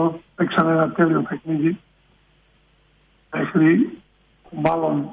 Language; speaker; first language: Greek; non-native, fluent; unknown